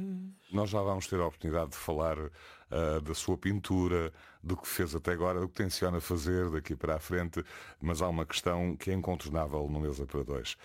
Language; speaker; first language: Portuguese; native; Portuguese